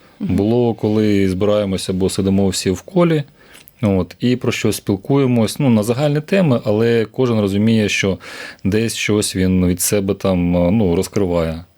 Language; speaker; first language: Ukrainian; native; Ukrainian